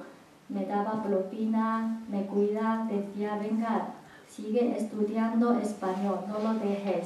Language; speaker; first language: Spanish; non-native, learner; Chinese